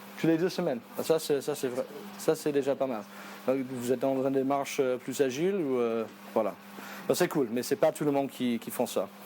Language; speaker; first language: French; non-native, fluent; English